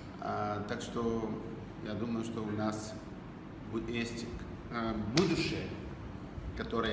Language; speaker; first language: Russian; non-native, learner; Bulgarian